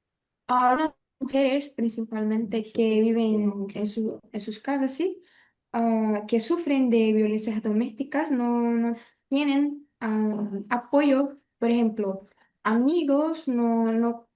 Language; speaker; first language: Spanish; non-native, learner; Portuguese